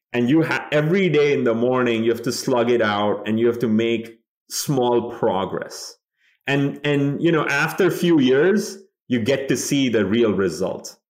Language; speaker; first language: English; non-native, local second language; Bangla